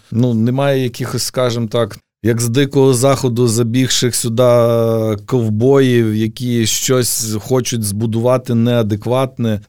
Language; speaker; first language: Ukrainian; native; Ukrainian